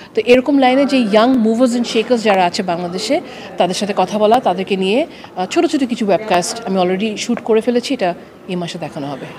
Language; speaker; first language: Bangla; early bilingual, heritage; Bangla